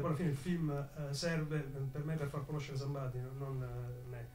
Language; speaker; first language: Italian; native; Italian